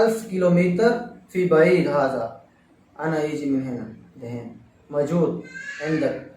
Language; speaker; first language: Arabic; non-native, learner; Urdu